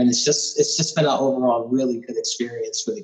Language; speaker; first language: English; native; English